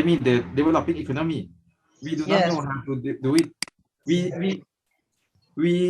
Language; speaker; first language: English; non-native, learner; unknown